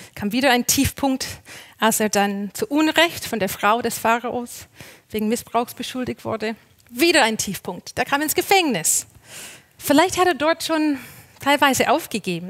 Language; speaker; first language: German; non-native, fluent; English